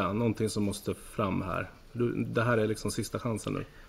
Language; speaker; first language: Swedish; native; Swedish